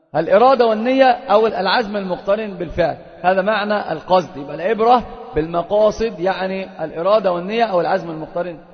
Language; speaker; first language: Arabic; native; Arabic